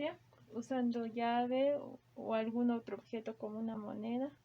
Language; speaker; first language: Spanish; native; Spanish